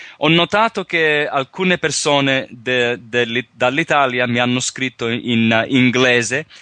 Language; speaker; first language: Italian; early bilingual, heritage; Italian